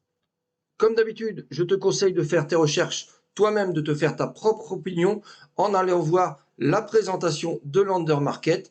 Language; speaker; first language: French; native; French